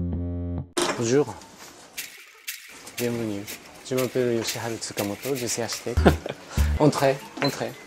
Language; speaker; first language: French; non-native, learner; Japanese